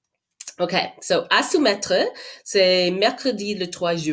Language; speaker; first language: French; non-native, fluent; English